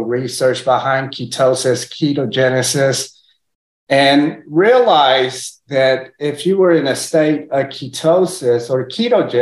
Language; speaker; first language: English; early bilingual, other home language; Spanish